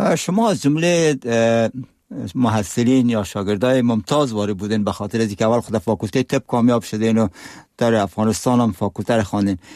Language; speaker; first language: Persian; native; Persian